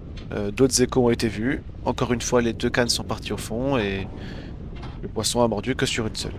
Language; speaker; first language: French; native; French